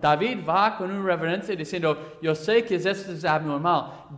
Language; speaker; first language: Spanish; non-native, fluent; English